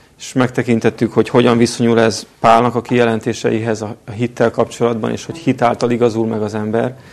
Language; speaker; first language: Hungarian; native; Hungarian